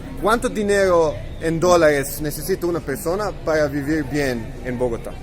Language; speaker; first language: Spanish; non-native, learner; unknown